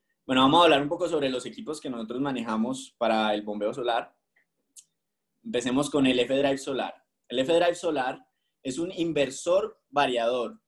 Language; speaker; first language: Spanish; native; Spanish